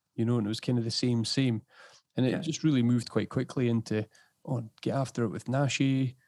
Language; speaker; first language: English; native; English